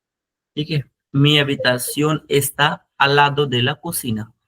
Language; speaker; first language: Spanish; non-native, fluent; Hindi